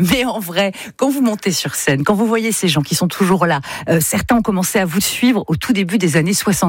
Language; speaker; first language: French; native; French